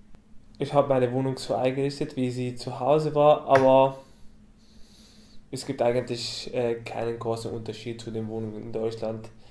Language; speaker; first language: German; non-native, fluent; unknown